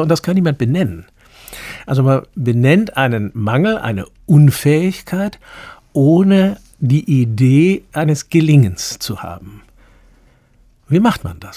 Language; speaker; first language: German; native; German